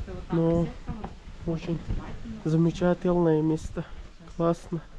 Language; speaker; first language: Russian; non-native, learner; Urdu